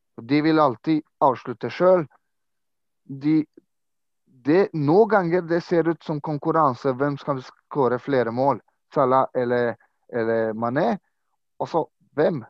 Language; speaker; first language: Norwegian; non-native, fluent; Croatian